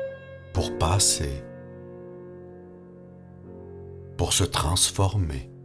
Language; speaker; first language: French; native; French